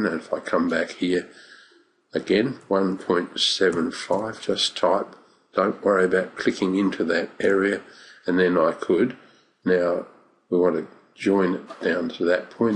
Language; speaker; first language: English; native; English